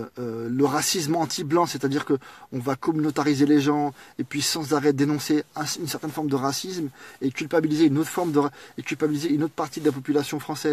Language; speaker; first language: French; native; French